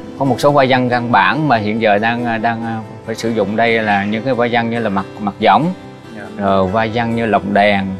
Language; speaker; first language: Vietnamese; non-native, local second language; Western Cham